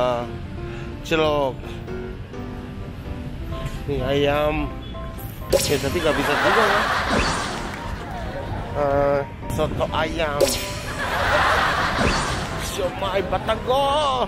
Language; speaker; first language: Indonesian; non-native, fluent; Japanese